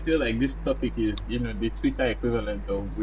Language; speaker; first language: English; non-native, local second language; Bini